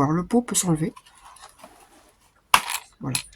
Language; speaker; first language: French; native; French